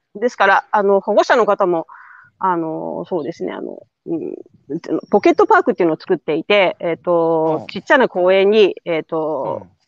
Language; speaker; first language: Japanese; native; Japanese